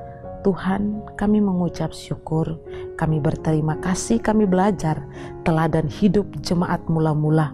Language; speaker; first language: Indonesian; native; Indonesian